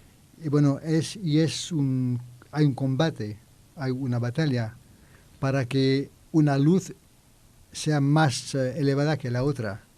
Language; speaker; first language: Spanish; non-native, learner; French